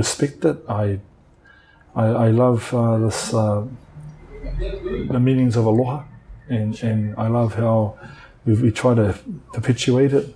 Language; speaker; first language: English; native; English